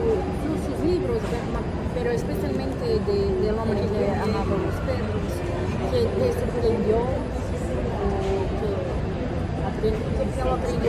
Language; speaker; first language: Spanish; non-native, fluent; Portuguese